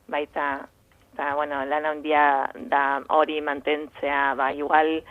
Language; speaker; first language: Basque; non-native, fluent; Spanish